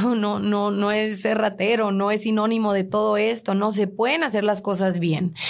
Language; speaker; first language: Spanish; native; Spanish